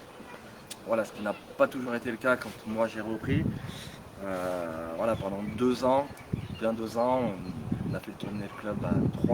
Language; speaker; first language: French; native; French